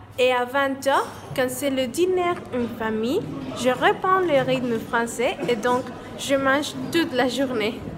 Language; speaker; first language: French; non-native, learner; Spanish